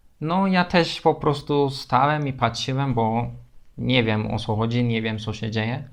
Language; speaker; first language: Polish; non-native, learner; Turkish